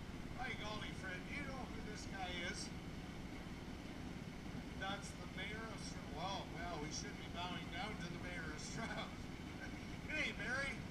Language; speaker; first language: English; native; English